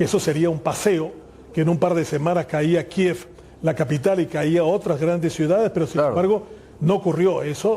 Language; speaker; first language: Spanish; native; Spanish